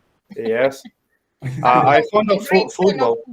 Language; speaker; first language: English; non-native, learner; Ukrainian